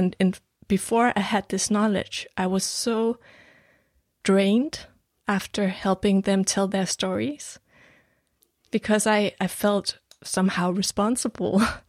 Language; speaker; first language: English; non-native, fluent; Danish